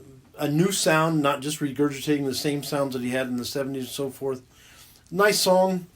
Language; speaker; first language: English; native; English